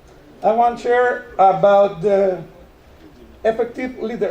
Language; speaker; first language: English; non-native, learner; Spanish